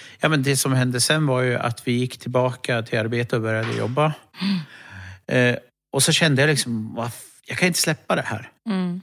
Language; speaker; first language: Swedish; early bilingual, other home language; Romany